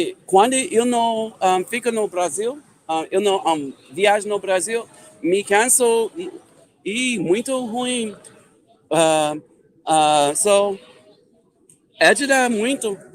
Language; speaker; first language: Portuguese; non-native, learner; English